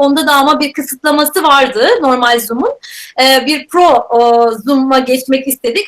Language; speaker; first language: Turkish; native; Turkish